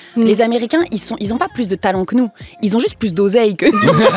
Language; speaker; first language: French; native; French